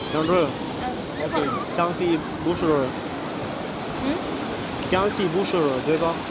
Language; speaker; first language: Chinese; non-native, learner; Central Kurdish